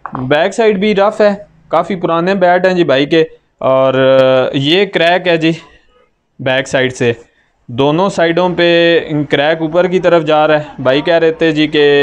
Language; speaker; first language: Urdu; non-native, local second language; Punjabi